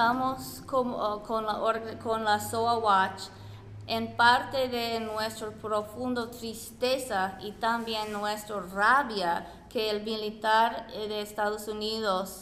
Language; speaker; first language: Spanish; non-native, fluent; English